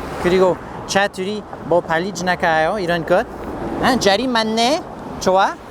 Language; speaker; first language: Korean; non-native, learner; English